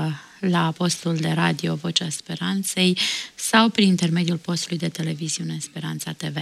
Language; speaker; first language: Romanian; native; Romanian